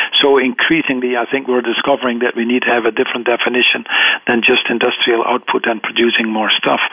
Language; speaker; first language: English; non-native, fluent; Dutch